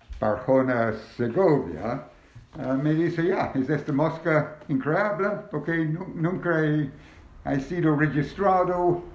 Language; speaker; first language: Spanish; non-native, learner; English